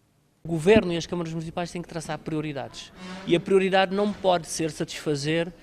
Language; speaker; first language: Portuguese; non-native, local second language; Kabuverdianu